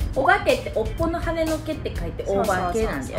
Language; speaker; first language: Japanese; native; Japanese